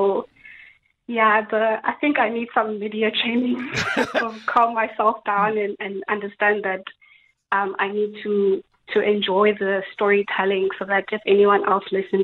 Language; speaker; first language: English; non-native, local second language; Xhosa